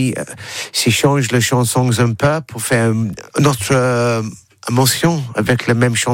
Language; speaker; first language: French; non-native, learner; English